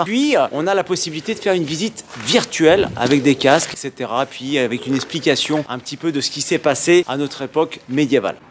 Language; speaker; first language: French; native; French